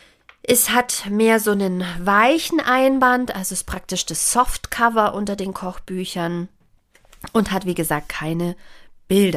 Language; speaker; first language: German; native; German